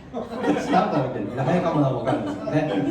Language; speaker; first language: Japanese; native; Japanese